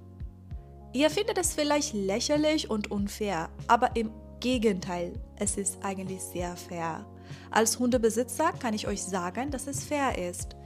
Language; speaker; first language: German; non-native, fluent; Persian